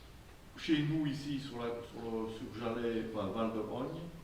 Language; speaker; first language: French; native; French